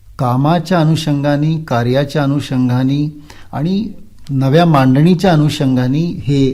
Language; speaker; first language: Marathi; native; Marathi